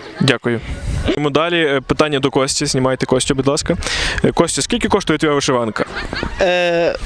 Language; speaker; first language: Ukrainian; native; Ukrainian